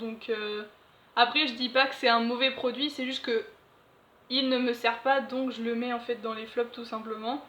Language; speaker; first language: French; native; French